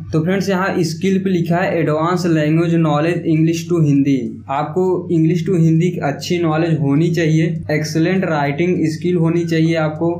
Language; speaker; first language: Hindi; native; Hindi